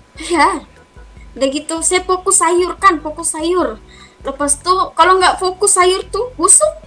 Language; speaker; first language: Indonesian; native; Indonesian